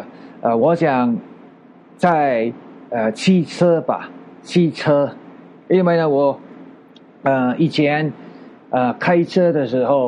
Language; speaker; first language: Chinese; non-native, learner; Filipino